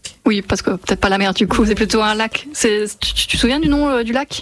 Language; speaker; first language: French; native; French